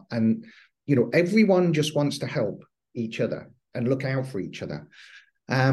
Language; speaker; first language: English; native; English